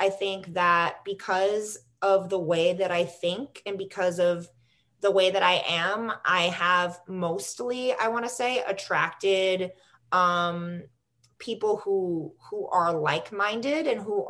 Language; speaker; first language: English; native; English